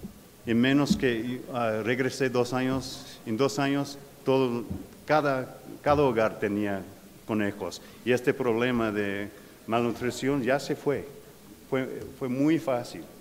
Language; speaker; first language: Spanish; non-native, fluent; English